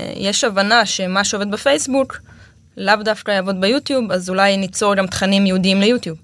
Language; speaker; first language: Hebrew; native; Hebrew